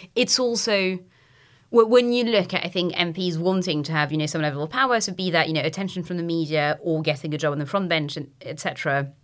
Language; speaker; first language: English; non-native, fluent; French